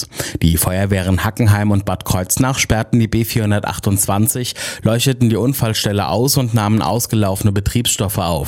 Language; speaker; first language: German; native; German